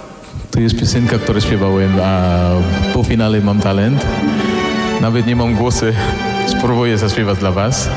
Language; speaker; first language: Polish; non-native, learner; Filipino